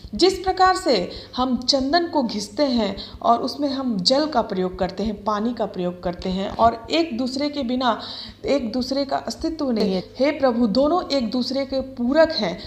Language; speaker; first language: Hindi; native; Hindi